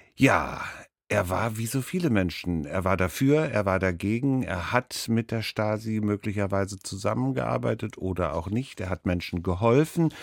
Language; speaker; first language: German; native; German